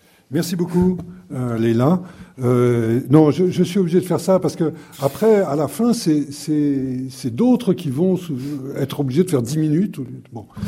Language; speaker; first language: French; native; French